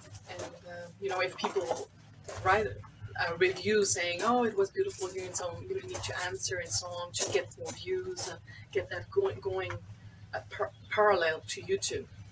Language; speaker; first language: English; non-native, fluent; French